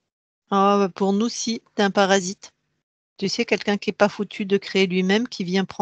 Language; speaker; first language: French; native; French